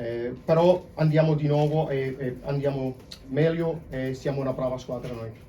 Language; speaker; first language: Italian; non-native, fluent; English